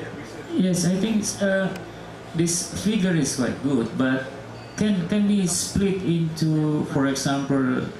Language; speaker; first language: English; non-native, local second language; Indonesian